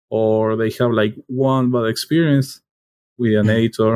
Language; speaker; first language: English; non-native, fluent; Spanish